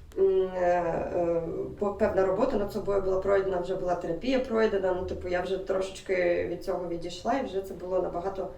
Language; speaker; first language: Ukrainian; non-native, local second language; Russian